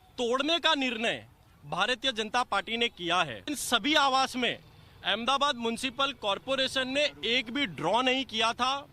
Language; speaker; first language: Hindi; non-native, local second language; Gujarati